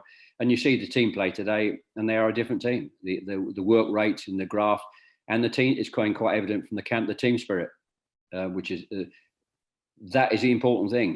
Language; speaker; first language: English; native; English